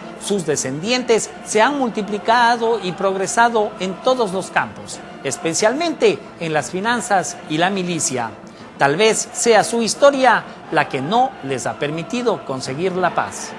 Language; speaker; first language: Spanish; native; Spanish